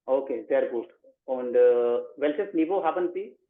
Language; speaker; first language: German; non-native, fluent; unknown